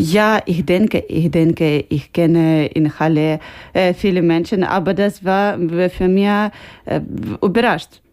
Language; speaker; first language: German; non-native, learner; Ukrainian